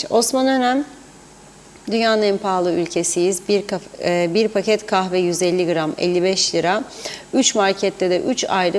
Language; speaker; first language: Turkish; native; Turkish